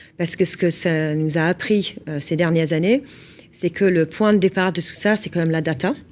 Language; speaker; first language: French; non-native, fluent; English